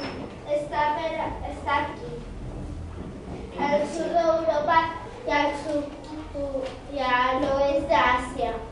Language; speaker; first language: Catalan; non-native, local second language; Spanish